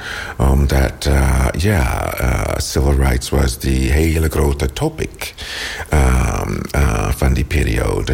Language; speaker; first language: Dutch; non-native, learner; English